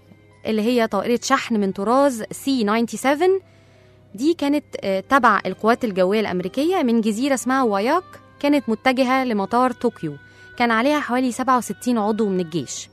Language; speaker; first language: Arabic; native; Arabic